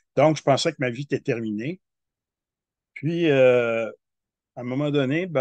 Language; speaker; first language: French; native; French